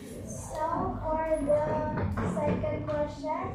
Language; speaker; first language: English; non-native, learner; Indonesian